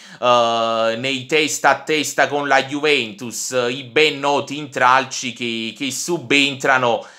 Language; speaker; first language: Italian; native; Italian